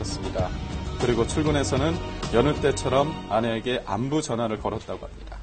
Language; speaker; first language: Korean; native; Korean